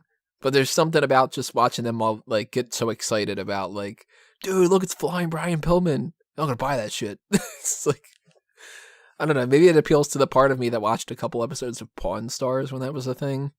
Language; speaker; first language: English; native; English